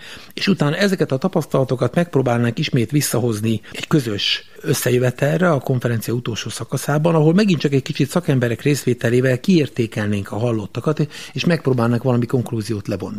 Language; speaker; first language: Hungarian; native; Hungarian